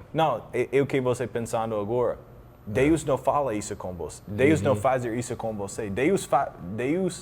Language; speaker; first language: Portuguese; non-native, learner; English